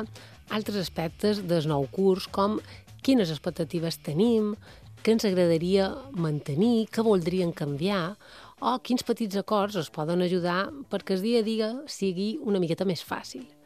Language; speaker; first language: Catalan; native; Catalan